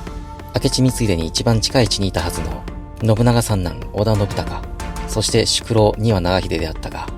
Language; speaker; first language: Japanese; native; Japanese